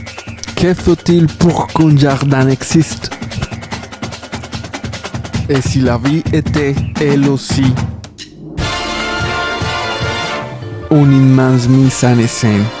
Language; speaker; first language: French; non-native, fluent; Spanish